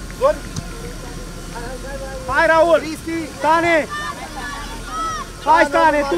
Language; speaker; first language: Romanian; native; Romanian